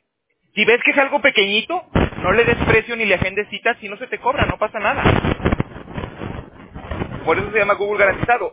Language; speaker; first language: Spanish; native; Spanish